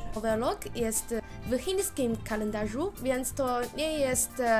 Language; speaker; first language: Polish; non-native, learner; Chinese